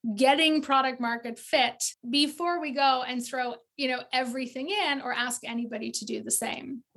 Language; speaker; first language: English; native; English